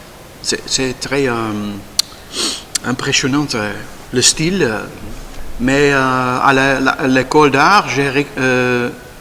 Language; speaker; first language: French; non-native, learner; Dutch